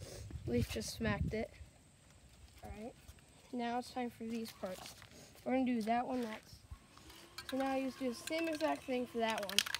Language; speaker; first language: English; native; English